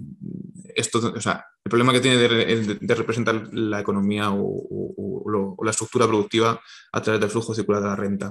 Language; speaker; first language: Spanish; native; Spanish